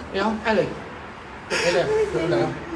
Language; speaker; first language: English; native; English